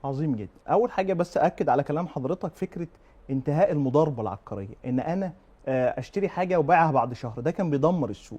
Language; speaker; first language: Arabic; native; Arabic